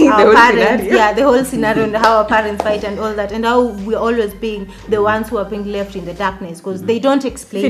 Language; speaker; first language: English; non-native, local second language; Swahili